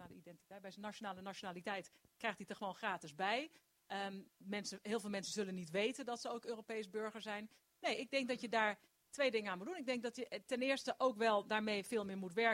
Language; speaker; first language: Dutch; native; Dutch